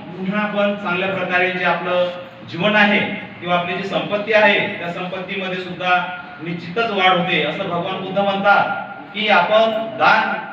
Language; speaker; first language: Marathi; native; Marathi